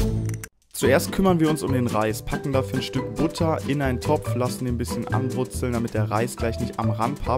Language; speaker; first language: German; native; German